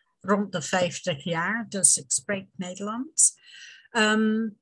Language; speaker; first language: Dutch; non-native, fluent; English